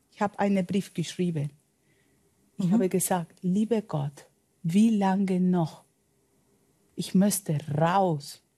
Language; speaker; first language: German; non-native, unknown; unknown